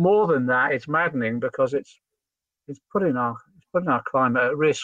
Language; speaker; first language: English; native; English